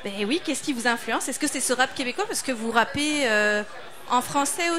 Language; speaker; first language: French; native; French